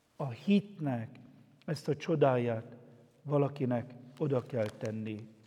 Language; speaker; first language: Hungarian; native; Hungarian